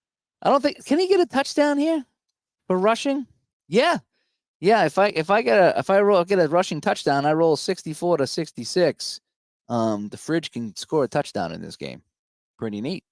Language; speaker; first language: English; native; English